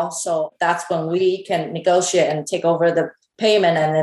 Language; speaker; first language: English; non-native, fluent; Chinese